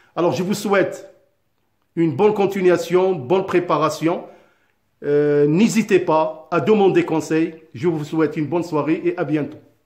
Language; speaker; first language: French; non-native, local second language; Arabic